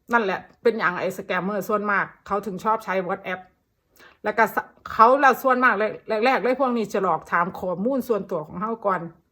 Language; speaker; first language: Thai; native; Thai